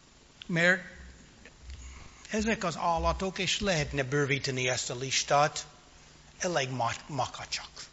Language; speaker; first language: Hungarian; non-native, fluent; English